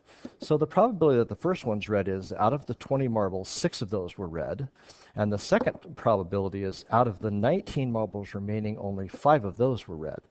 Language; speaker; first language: English; native; English